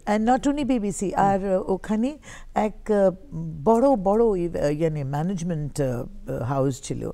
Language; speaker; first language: Bangla; non-native, learner; Tamil